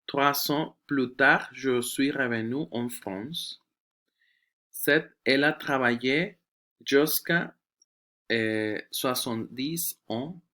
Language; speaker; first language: French; non-native, fluent; Spanish